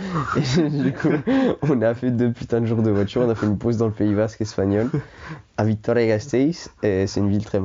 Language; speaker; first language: French; native; French